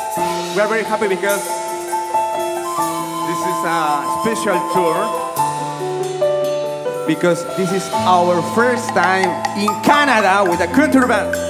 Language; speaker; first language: English; non-native, learner; Spanish